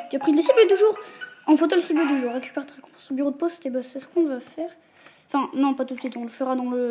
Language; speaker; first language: French; native; French